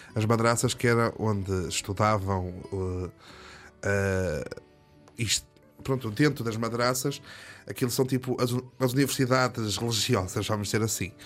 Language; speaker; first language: Portuguese; native; Portuguese